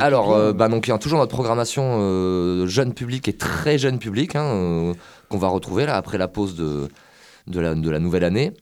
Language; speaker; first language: French; native; French